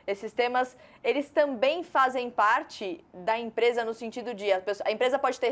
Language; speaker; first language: Portuguese; native; Portuguese